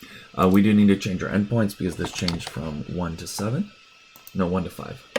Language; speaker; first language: English; native; English